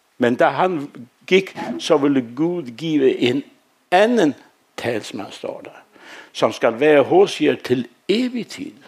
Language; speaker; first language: Danish; native; Danish